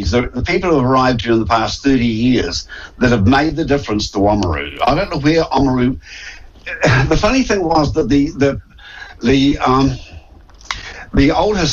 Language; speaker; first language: English; native; English